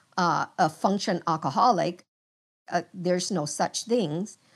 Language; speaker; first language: English; early bilingual, other home language; Vietnamese